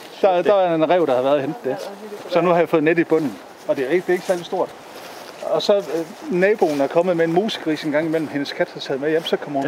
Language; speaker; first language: Danish; native; Danish